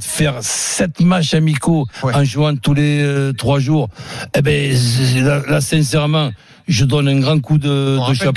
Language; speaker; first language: French; native; French